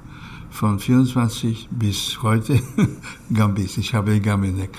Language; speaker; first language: German; non-native, learner; Catalan